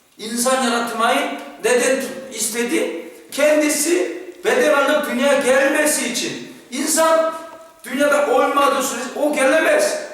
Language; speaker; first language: Turkish; non-native, fluent; Korean